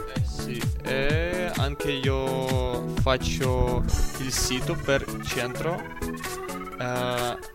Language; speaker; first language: Italian; non-native, learner; Ukrainian